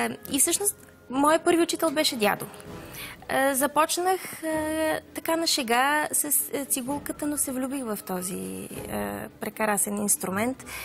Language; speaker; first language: Bulgarian; native; Bulgarian